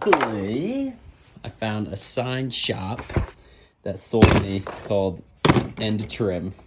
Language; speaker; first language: English; native; English